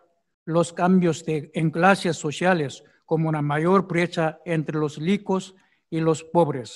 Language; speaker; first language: Spanish; non-native, fluent; Korean